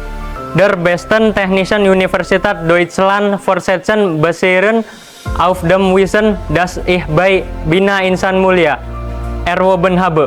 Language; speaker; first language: German; non-native, learner; Indonesian